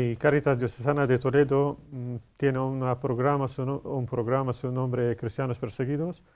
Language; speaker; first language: Spanish; non-native, learner; Arabic